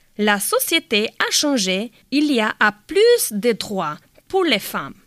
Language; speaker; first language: French; non-native, learner; Albanian